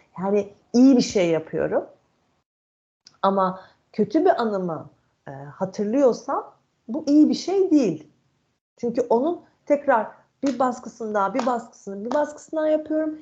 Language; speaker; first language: Turkish; native; Turkish